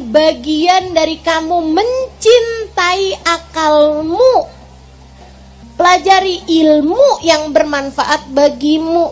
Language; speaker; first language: Indonesian; native; Indonesian